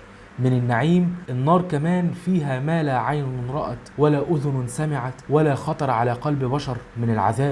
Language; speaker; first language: Arabic; native; Arabic